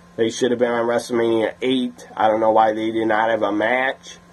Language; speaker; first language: English; native; English